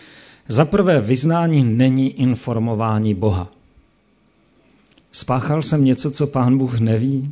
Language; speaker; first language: Czech; native; Czech